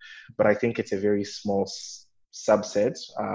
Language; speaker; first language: English; non-native, local second language; Nyanja